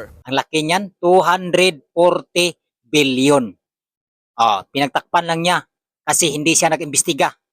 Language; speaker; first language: Filipino; native; Filipino